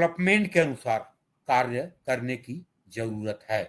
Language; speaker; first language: Hindi; native; Hindi